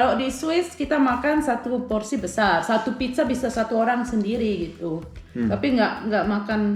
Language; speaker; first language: Indonesian; early bilingual, heritage; Indonesian